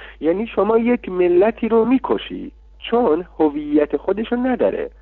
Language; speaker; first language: Persian; non-native, local second language; Kurdish